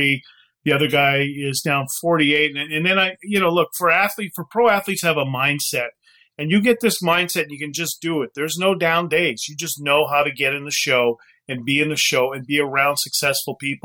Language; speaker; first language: English; native; English